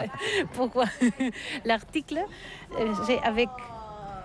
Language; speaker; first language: French; non-native, learner; Catalan